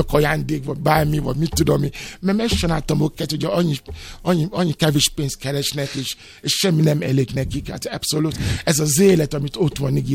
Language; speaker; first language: Hungarian; non-native, fluent; Yoruba